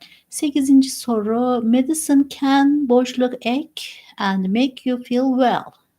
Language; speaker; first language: English; non-native, fluent; Turkish